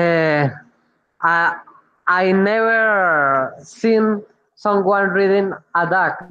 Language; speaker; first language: English; non-native, learner; Spanish